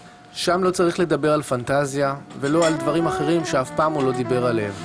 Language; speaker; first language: Hebrew; native; Hebrew